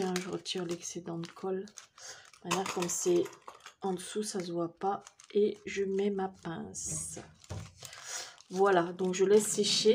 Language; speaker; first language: French; native; French